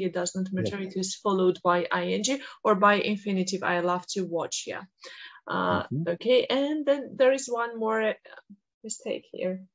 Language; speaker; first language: English; non-native, fluent; Georgian